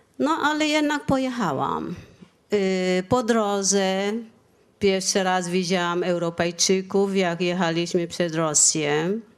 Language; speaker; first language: Polish; non-native, fluent; Vietnamese